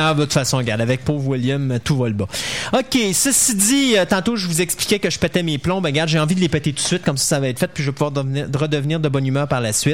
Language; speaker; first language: French; native; French